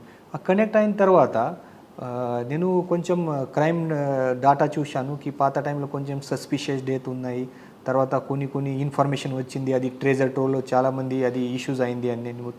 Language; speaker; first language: Telugu; non-native, fluent; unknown